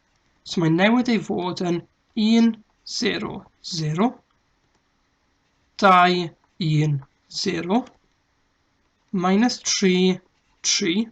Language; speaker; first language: Welsh; native; Welsh